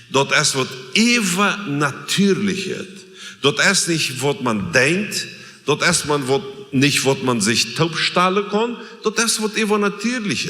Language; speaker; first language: German; non-native, learner; Plautdietsch